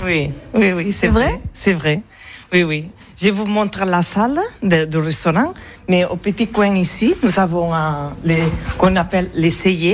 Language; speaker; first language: French; non-native, learner; Catalan